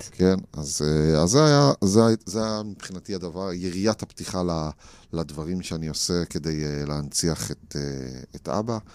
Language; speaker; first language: Hebrew; native; Hebrew